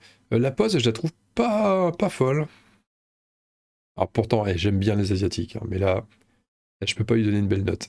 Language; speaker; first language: French; native; French